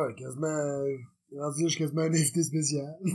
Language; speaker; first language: French; native; French